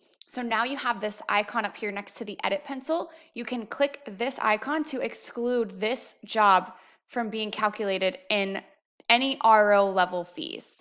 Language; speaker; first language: English; native; English